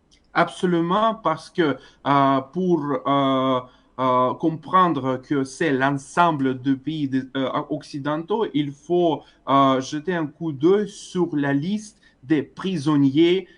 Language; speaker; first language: French; non-native, fluent; Russian